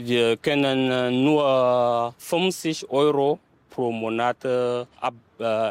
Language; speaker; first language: German; non-native, learner; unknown